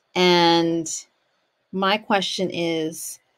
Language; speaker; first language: English; native; English